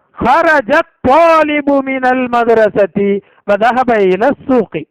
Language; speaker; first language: Arabic; non-native, fluent; Tamil